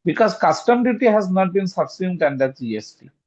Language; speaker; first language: English; non-native, local second language; Bangla